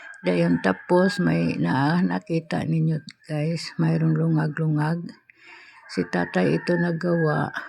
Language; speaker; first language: Filipino; non-native, local second language; Cebuano